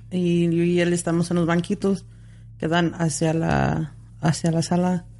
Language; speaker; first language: Spanish; early bilingual, heritage; Spanish